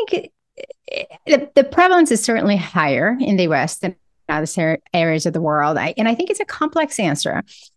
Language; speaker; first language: English; non-native, fluent; Portuguese